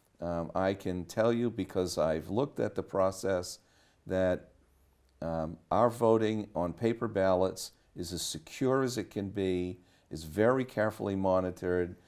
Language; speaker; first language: English; native; English